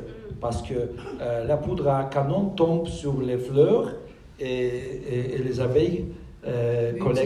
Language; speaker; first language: French; non-native, fluent; Russian